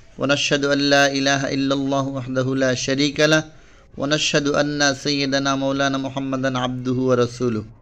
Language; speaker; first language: Arabic; non-native, fluent; Bangla